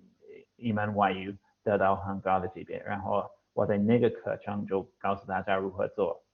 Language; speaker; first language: Chinese; non-native, fluent; English